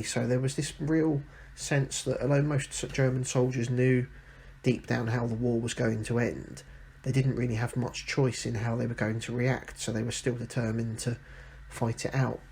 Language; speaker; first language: English; native; English